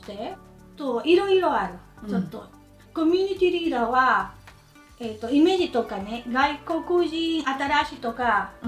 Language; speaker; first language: Japanese; non-native, learner; Spanish